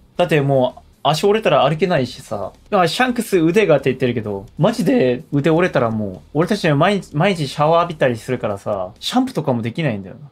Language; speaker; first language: Japanese; non-native, fluent; Korean